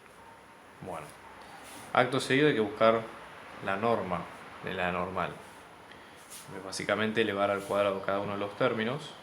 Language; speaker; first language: Spanish; native; Spanish